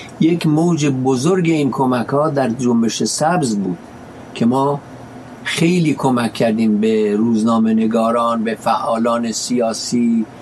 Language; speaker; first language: Persian; non-native, local second language; Kurdish